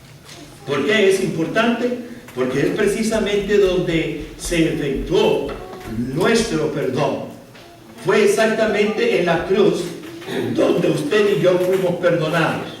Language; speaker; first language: Spanish; native; Spanish